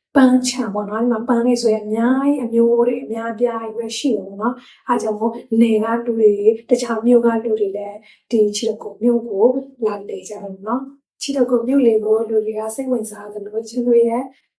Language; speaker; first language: Burmese; non-native, local second language; S'gaw Karen